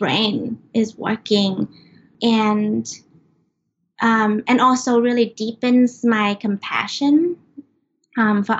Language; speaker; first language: English; non-native, fluent; Vietnamese